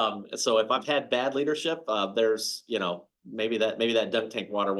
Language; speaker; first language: English; native; English